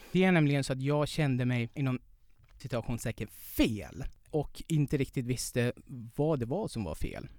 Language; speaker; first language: Swedish; non-native, fluent; Persian